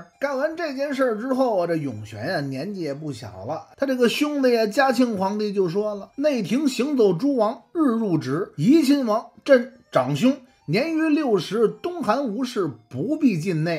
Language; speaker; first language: Chinese; native; Chinese